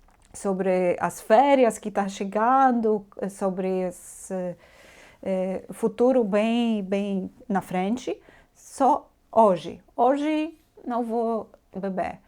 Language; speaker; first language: Portuguese; non-native, fluent; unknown